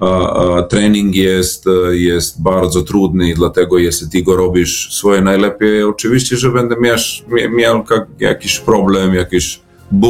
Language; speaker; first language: Polish; non-native, learner; Serbian